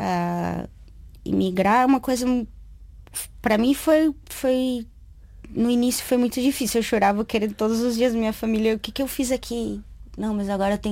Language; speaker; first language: Portuguese; native; Portuguese